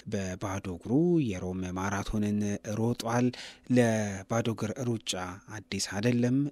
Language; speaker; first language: Amharic; native; Amharic